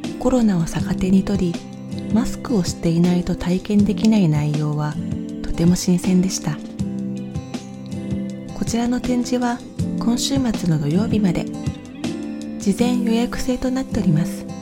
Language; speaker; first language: Japanese; native; Japanese